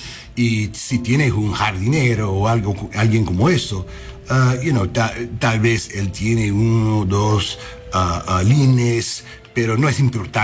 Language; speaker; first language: Spanish; non-native, learner; English